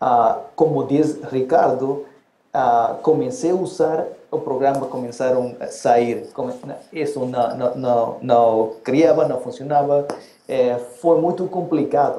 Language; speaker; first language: Portuguese; non-native, fluent; Spanish